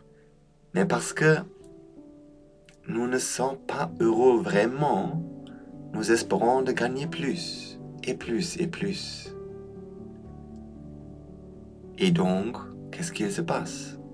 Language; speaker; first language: French; non-native, fluent; German